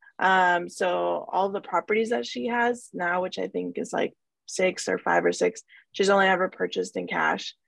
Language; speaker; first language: English; early bilingual, other home language; Spanish